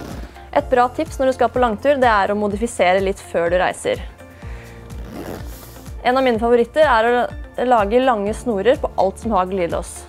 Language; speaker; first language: Norwegian; native; Norwegian